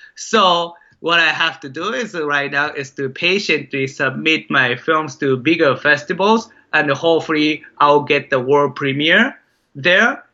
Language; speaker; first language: English; non-native, fluent; Japanese